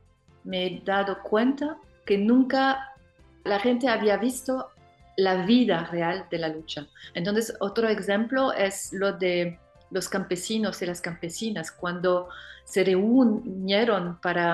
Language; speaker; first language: Spanish; non-native, fluent; French